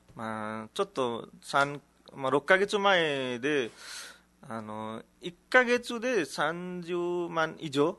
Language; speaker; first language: Japanese; non-native, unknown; Nepali